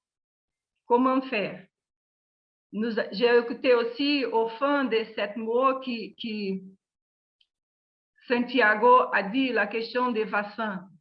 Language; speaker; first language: French; non-native, learner; Portuguese